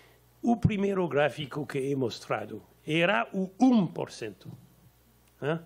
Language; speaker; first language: Portuguese; non-native, learner; French